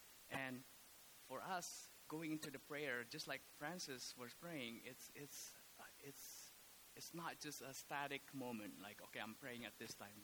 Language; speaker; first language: English; non-native, fluent; Indonesian